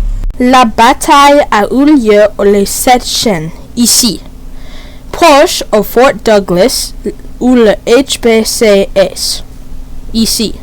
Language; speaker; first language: French; non-native, learner; English